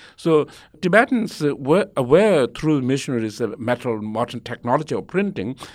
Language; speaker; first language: English; non-native, local second language; Tibetan